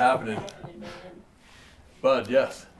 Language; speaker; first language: English; native; English